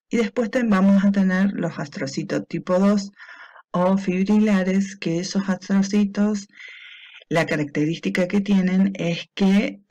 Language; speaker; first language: Spanish; native; Spanish